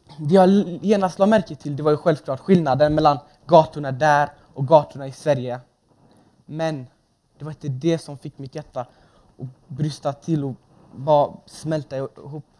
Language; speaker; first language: Swedish; early bilingual, other home language; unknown